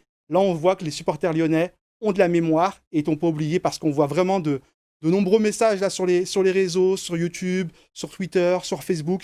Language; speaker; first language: French; native; French